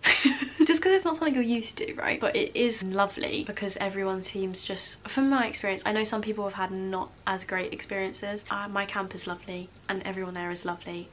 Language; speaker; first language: English; native; English